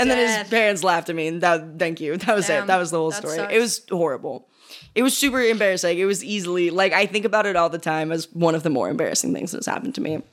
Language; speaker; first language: English; native; English